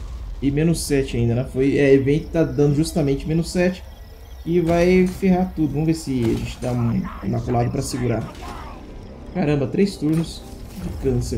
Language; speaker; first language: Portuguese; native; Portuguese